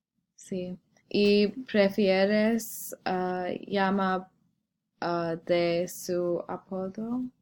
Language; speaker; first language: Spanish; non-native, learner; English